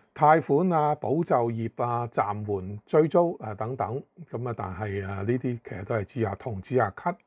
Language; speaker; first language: Chinese; non-native, local second language; Cantonese